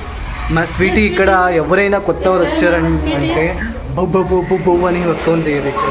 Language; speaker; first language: Telugu; non-native, local second language; Kannada